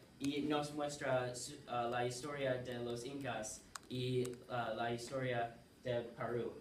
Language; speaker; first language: Spanish; non-native, learner; English